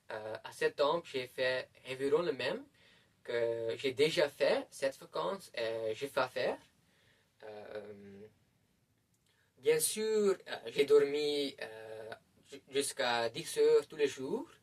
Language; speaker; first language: French; non-native, learner; Dutch